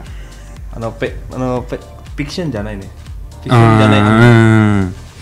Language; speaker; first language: Japanese; non-native, learner; Indonesian